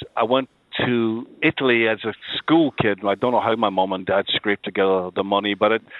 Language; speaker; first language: English; native; English